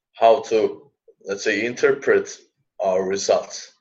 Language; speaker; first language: English; non-native, fluent; Turkish